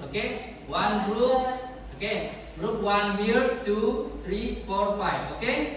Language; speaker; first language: English; non-native, learner; Indonesian